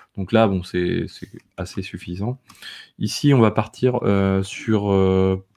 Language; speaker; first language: French; native; French